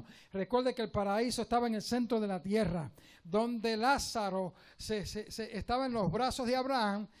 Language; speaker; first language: Spanish; native; Spanish